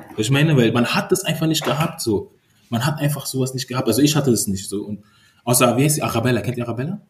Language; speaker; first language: German; early bilingual, other home language; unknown